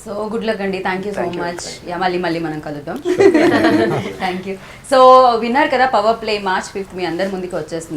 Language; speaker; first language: Telugu; native; Telugu